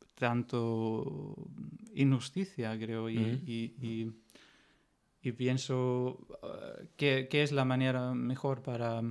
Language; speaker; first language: Spanish; non-native, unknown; German